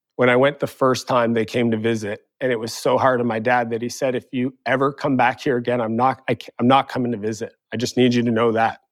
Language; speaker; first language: English; native; English